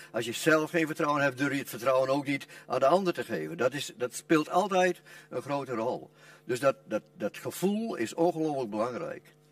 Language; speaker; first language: Dutch; non-native, local second language; Western Frisian